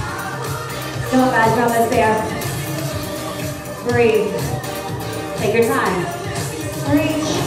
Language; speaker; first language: English; native; English